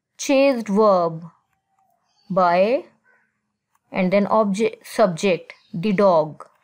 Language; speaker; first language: English; non-native, local second language; Urdu